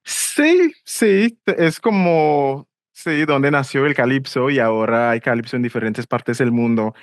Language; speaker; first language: Spanish; non-native, fluent; English